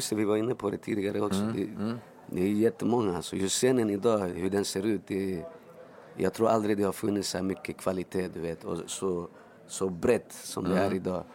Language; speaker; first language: Swedish; early bilingual, other home language; Spanish